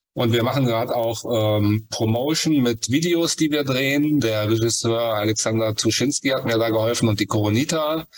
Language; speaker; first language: German; native; German